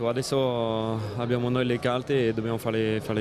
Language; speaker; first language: Italian; non-native, fluent; French